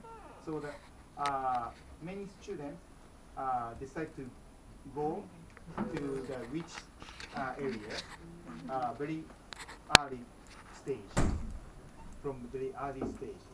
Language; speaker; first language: English; non-native, fluent; Japanese